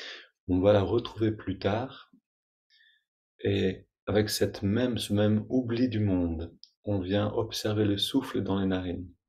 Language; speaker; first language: French; native; French